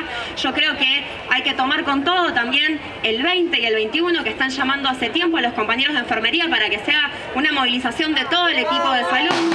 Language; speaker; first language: Spanish; native; Spanish